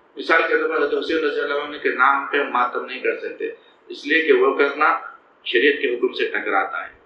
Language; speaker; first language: Urdu; native; Urdu